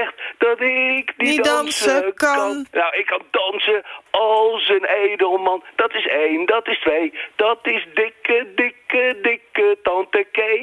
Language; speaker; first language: Dutch; native; Dutch